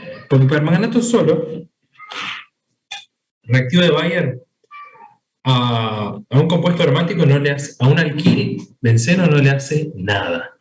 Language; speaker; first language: Spanish; native; Spanish